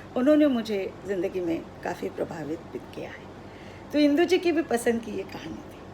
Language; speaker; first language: Hindi; non-native, local second language; Odia